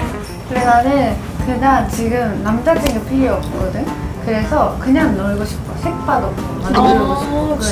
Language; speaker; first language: Korean; non-native, fluent; Japanese